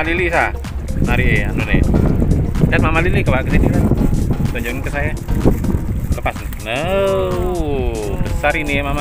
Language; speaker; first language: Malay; non-native, local second language; Javanese